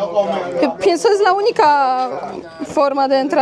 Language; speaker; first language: Spanish; non-native, fluent; Polish